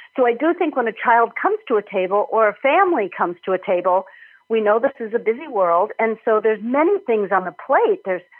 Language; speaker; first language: English; native; English